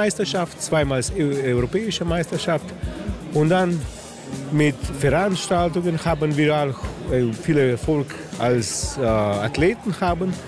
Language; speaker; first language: German; non-native, learner; Slovenian